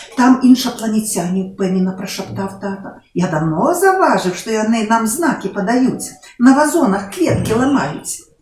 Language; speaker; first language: Belarusian; non-native, local second language; Russian